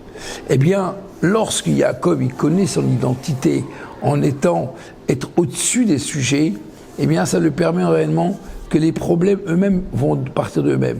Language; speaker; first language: French; native; French